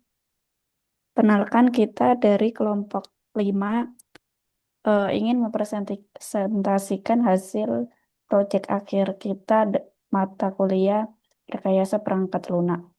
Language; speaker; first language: Indonesian; native; Indonesian